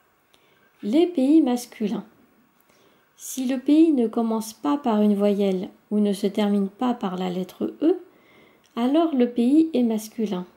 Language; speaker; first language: French; native; French